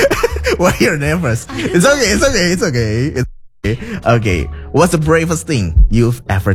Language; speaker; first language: English; non-native, fluent; Indonesian